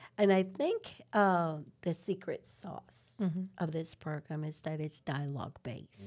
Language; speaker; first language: English; non-native, fluent; Spanish